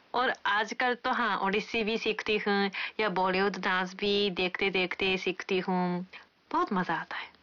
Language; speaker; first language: Hindi; non-native, fluent; Japanese